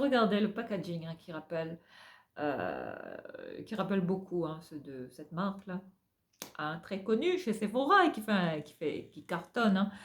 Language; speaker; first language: French; native; French